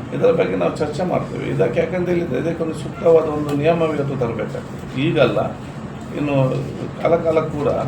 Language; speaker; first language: Kannada; non-native, local second language; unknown